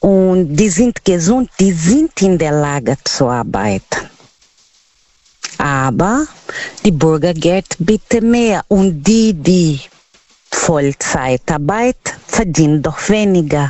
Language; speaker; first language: German; non-native, learner; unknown